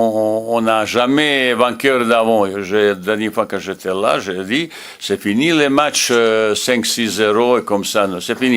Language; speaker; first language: French; non-native, learner; Bosnian